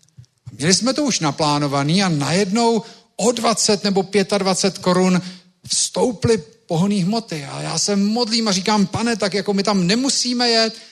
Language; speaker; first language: Czech; native; Czech